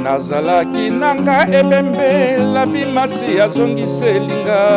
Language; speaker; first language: French; non-native, local second language; Lingala